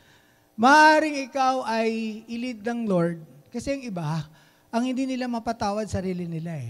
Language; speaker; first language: Filipino; native; Filipino